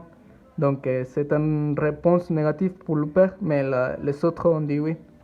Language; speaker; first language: French; non-native, learner; Spanish